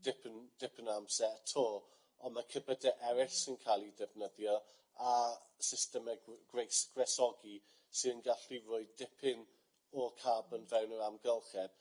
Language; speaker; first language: Welsh; non-native, fluent; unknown